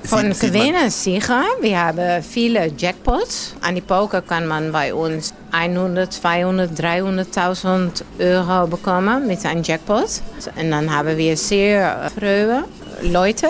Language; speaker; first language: German; non-native, learner; Dutch